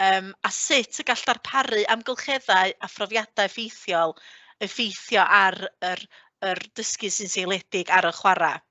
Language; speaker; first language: Welsh; native; Welsh